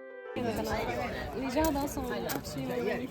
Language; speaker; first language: French; non-native, fluent; Japanese